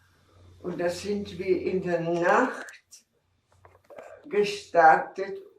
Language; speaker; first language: German; non-native, fluent; Czech